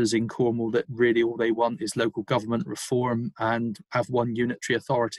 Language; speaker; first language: English; native; English